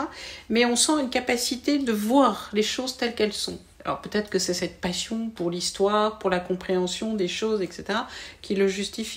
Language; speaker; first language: French; native; French